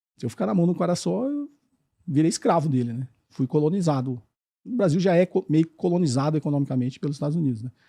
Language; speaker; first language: Portuguese; native; Portuguese